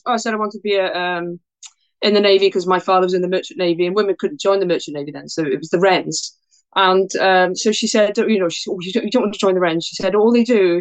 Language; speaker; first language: English; native; English